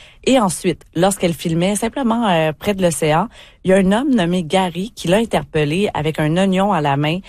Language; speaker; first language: French; native; French